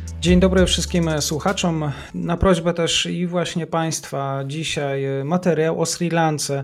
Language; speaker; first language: Polish; native; Polish